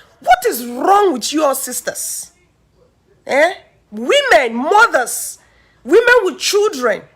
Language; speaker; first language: Nigerian Pidgin; native; Nigerian Pidgin